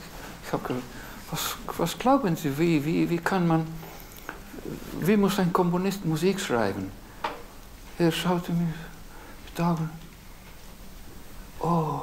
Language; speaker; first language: German; non-native, fluent; Estonian